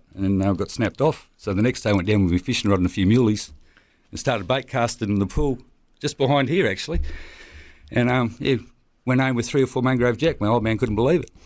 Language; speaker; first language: English; native; English